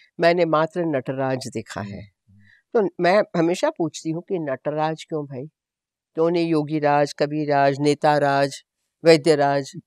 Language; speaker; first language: Hindi; non-native, local second language; Gujarati